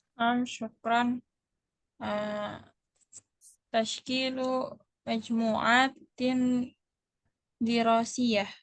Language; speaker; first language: Arabic; non-native, learner; Indonesian